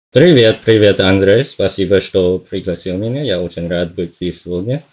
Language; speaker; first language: Russian; non-native, fluent; English